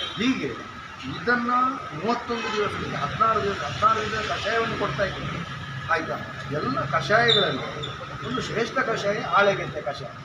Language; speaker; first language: Kannada; non-native, local second language; Tulu